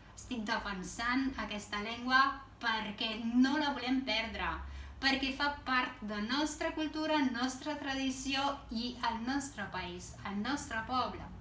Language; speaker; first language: Catalan; non-native, fluent; Romanian